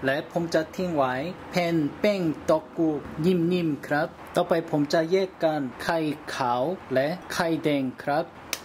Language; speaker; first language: Thai; non-native, learner; Korean